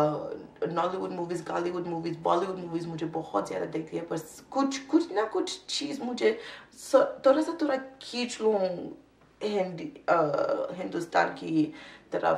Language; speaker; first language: Hindi; non-native, learner; English